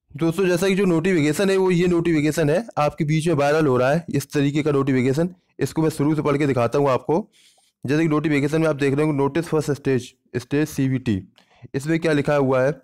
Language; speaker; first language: Hindi; native; Hindi